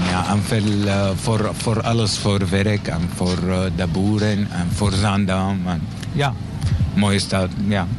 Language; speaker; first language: Dutch; non-native, learner; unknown